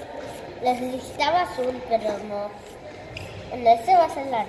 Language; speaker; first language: Spanish; early bilingual, heritage; Spanish